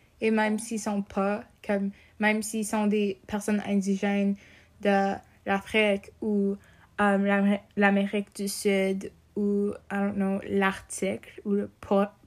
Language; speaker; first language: French; non-native, local second language; English